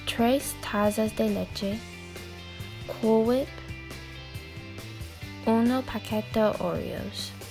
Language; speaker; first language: Spanish; non-native, learner; English